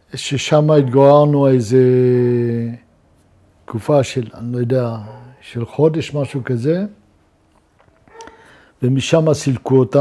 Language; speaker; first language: Hebrew; non-native, fluent; Luxembourgish